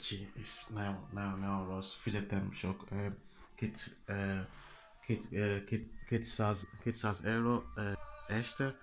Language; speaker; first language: Hungarian; non-native, learner; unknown